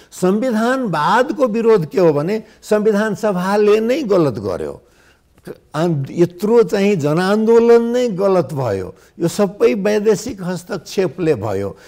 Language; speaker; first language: Nepali; non-native, local second language; Maithili